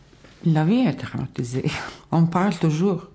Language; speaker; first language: French; non-native, learner; Bosnian